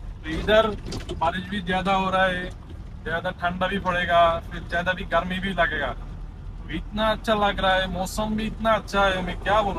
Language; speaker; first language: Hindi; non-native, learner; Bangla